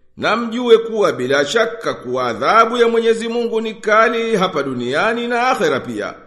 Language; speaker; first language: Swahili; native; Swahili